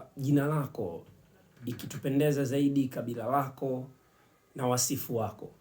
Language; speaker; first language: Swahili; native; Swahili